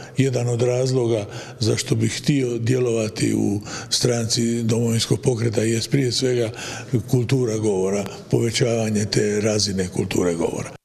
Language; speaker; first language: Croatian; native; Croatian